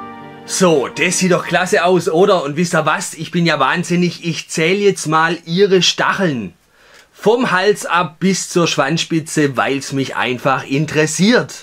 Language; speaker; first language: German; native; German